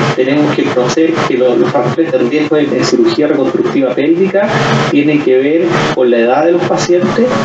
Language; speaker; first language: Spanish; native; Spanish